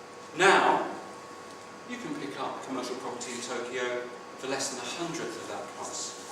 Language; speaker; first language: English; native; English